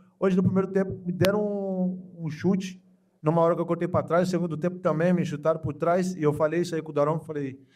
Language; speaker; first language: Portuguese; native; Portuguese